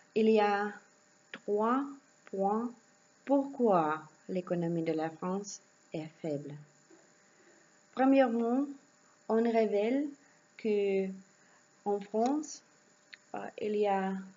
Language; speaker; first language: French; non-native, learner; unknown